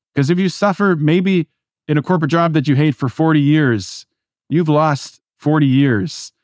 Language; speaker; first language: English; native; English